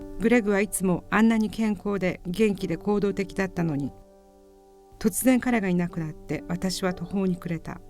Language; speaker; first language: Japanese; native; Japanese